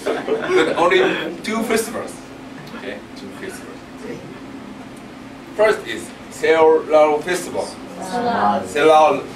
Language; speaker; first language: English; non-native, learner; Japanese